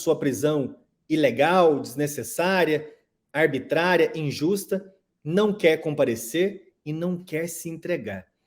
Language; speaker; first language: Portuguese; native; Portuguese